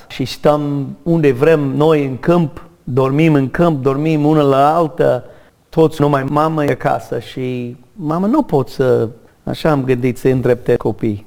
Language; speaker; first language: Romanian; non-native, learner; English